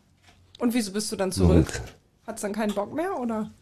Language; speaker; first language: German; native; German